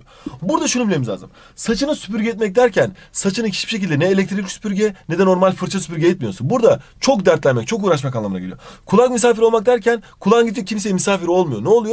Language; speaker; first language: Turkish; native; Turkish